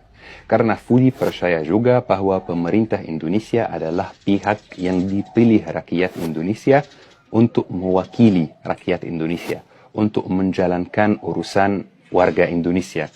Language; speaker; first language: Indonesian; non-native, fluent; Arabic